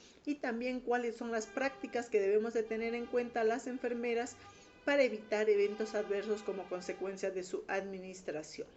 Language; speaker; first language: Spanish; native; Spanish